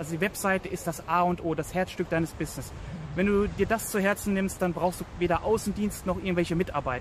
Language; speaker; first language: German; native; German